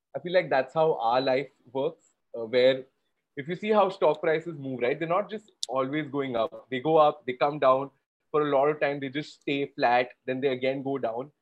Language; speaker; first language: English; non-native, local second language; Gujarati